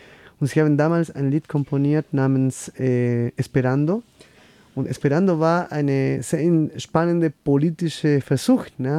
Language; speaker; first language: German; non-native, fluent; Spanish